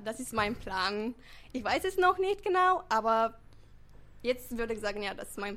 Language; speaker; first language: German; non-native, fluent; Bulgarian